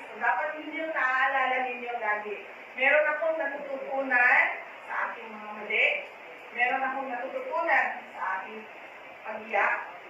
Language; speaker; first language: Filipino; non-native, local second language; Bikol